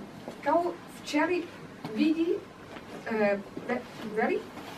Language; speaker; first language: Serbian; non-native, learner; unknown